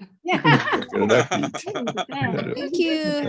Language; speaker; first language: English; non-native, learner; Chinese